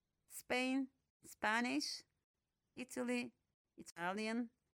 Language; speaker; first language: English; non-native, fluent; Turkish